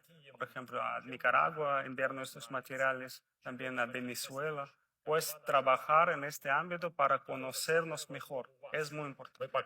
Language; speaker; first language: Spanish; non-native, fluent; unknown